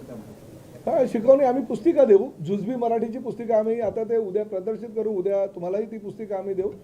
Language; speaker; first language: Marathi; native; Marathi